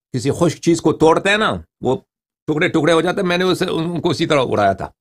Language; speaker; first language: Urdu; non-native, fluent; Persian